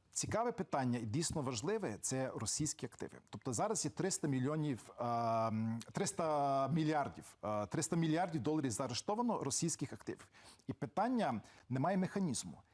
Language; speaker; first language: Ukrainian; early bilingual, heritage; Ukrainian